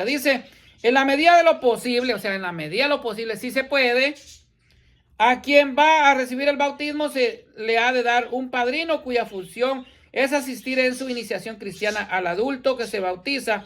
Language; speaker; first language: Spanish; native; Spanish